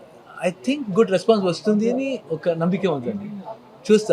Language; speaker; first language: Telugu; non-native, learner; Kannada